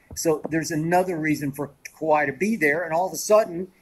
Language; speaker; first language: English; native; English